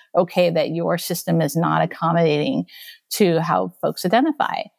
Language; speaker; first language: English; early bilingual, other home language; Japanese